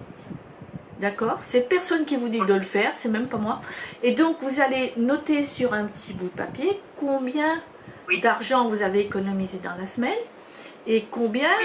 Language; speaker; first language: French; native; French